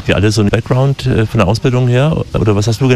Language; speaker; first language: German; native; German